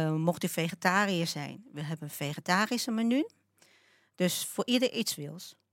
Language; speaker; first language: Dutch; early bilingual, other home language; Cantonese